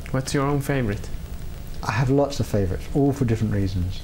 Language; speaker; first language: English; non-native, fluent; Swedish